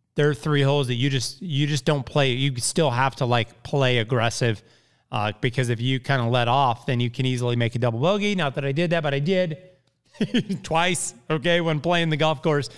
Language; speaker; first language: English; native; English